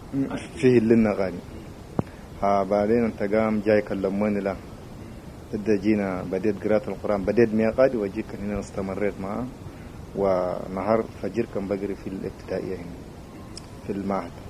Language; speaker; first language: Arabic; native; Arabic